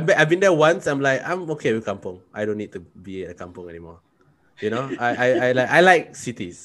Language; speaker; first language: English; non-native, local second language; Malay